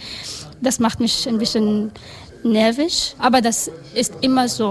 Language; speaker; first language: German; non-native, learner; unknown